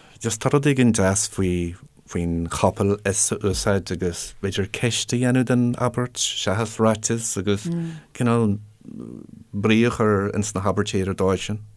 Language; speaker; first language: Irish; non-native, local second language; English